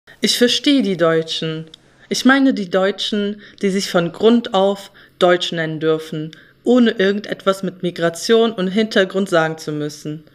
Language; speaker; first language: German; early bilingual, other home language; Turkish